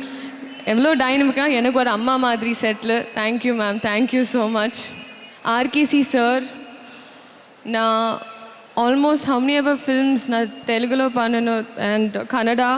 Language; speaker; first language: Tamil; non-native, learner; Telugu